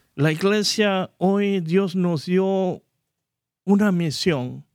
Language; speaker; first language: Spanish; non-native, fluent; Korean